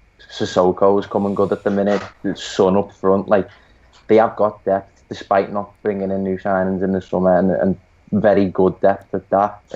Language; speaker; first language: English; native; English